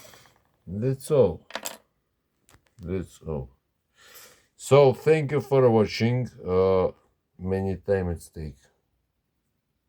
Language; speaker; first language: English; non-native, learner; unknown